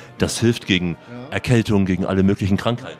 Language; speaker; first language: German; native; German